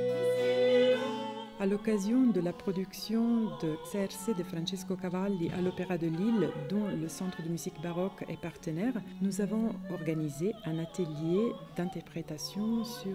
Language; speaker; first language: French; native; French